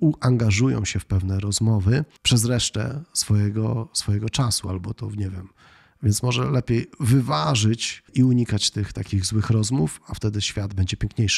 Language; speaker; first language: Polish; native; Polish